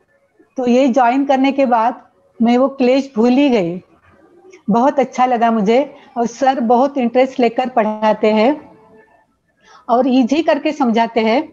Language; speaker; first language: Hindi; non-native, local second language; Marathi